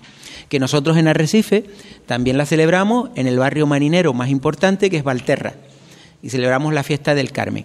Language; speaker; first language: Spanish; native; Spanish